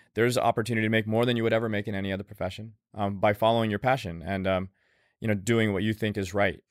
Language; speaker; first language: English; native; English